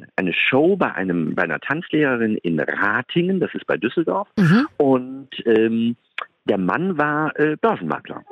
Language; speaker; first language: German; native; German